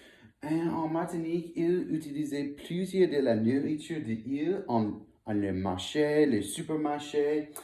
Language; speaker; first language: French; non-native, learner; English